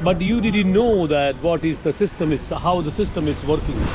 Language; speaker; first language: English; non-native, local second language; Malayalam